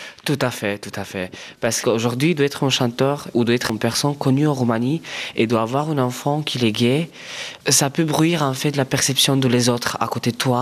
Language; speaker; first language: French; non-native, fluent; Romanian